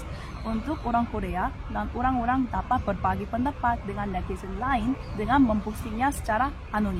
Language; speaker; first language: Indonesian; non-native, fluent; Korean